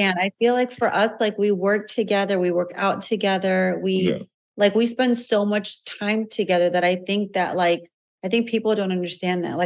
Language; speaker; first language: English; native; English